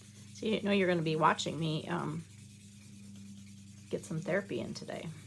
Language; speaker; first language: English; native; English